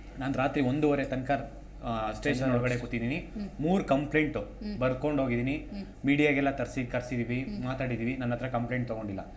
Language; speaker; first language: Kannada; native; Kannada